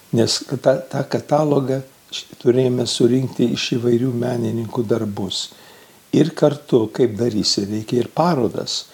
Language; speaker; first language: Lithuanian; early bilingual, heritage; Lithuanian